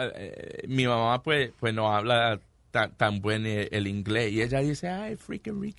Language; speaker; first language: Spanish; early bilingual, heritage; Spanish